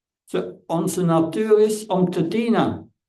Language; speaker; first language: Dutch; non-native, fluent; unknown